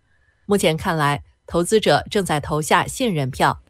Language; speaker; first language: Chinese; native; Chinese